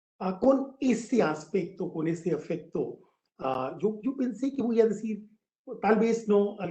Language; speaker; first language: Spanish; non-native, fluent; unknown